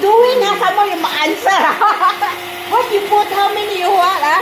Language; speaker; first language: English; non-native, local second language; Filipino